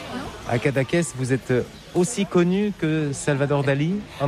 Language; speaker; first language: French; native; French